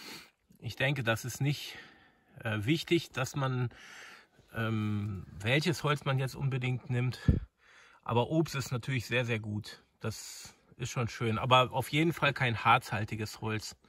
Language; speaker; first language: German; native; German